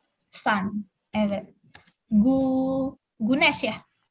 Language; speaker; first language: Turkish; non-native, learner; Indonesian